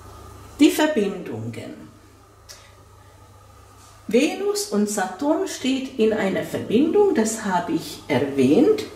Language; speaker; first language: German; non-native, fluent; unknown